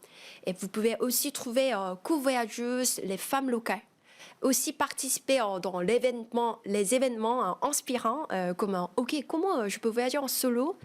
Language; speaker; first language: French; non-native, fluent; Korean